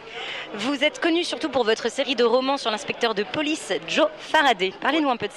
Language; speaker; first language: French; native; French